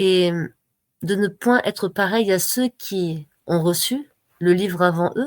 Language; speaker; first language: French; native; French